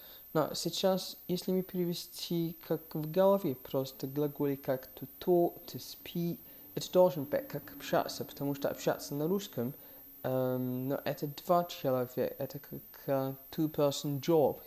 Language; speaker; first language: Russian; non-native, fluent; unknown